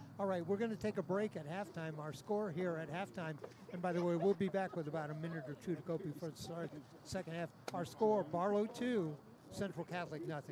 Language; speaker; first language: English; native; English